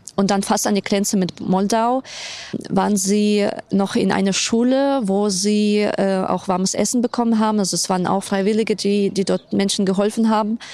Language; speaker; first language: German; non-native, fluent; Ukrainian